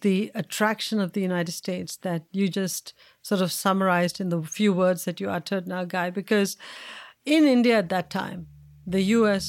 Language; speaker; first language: English; non-native, local second language; Tamil